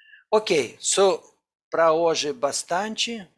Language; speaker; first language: Portuguese; non-native, fluent; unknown